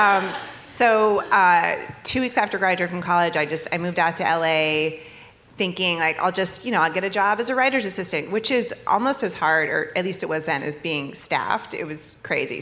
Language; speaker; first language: English; native; English